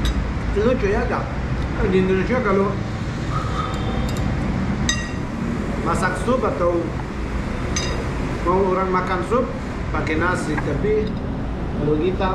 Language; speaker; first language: Indonesian; non-native, learner; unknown